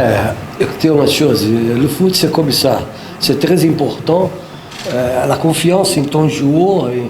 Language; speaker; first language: French; non-native, fluent; Portuguese